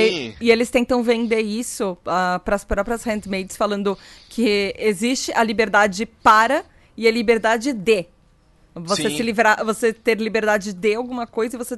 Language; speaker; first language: Portuguese; native; Portuguese